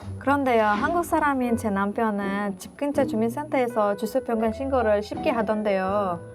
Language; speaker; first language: Korean; non-native, fluent; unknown